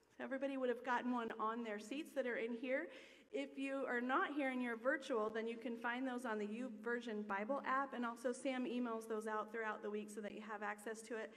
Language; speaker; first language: English; native; English